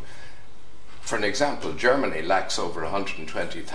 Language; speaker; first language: English; native; English